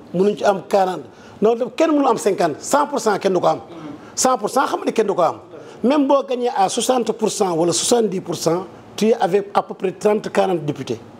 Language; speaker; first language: Wolof; native; Wolof